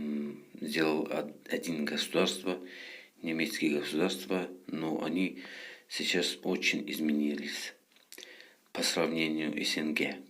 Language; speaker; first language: Russian; non-native, fluent; Tajik